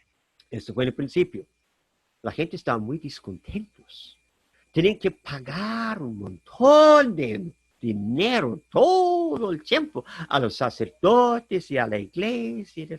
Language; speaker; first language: Spanish; non-native, fluent; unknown